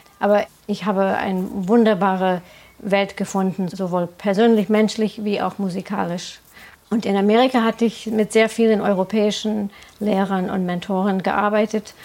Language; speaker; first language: German; non-native, fluent; English